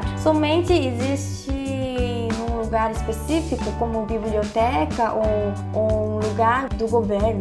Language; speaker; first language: Portuguese; non-native, fluent; Korean